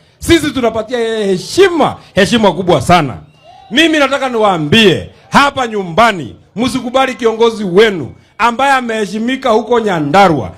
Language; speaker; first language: Swahili; non-native, local second language; Kikuyu